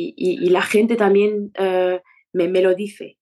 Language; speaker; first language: Spanish; non-native, fluent; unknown